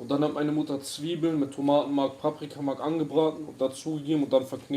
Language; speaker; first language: German; early bilingual, other home language; Kurdish